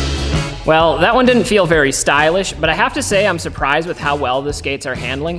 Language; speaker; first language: English; native; English